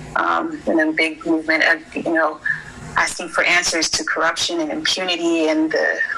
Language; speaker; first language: English; early bilingual, other home language; Haitian Creole